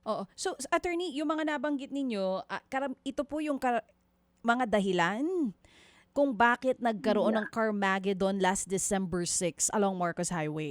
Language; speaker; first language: Filipino; native; Filipino